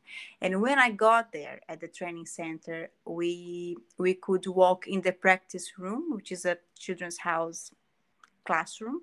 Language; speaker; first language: English; non-native, fluent; Portuguese